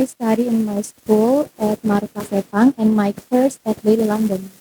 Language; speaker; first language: English; non-native, learner; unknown